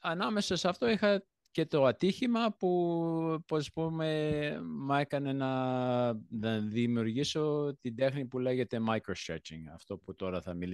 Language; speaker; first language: Greek; early bilingual, heritage; Greek